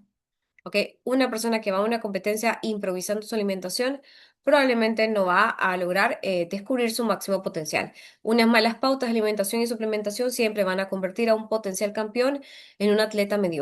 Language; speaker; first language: Spanish; native; Spanish